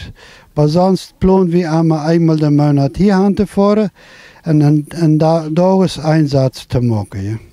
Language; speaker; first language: German; non-native, local second language; Plautdietsch